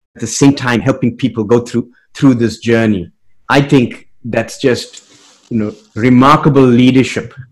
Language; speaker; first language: English; native; English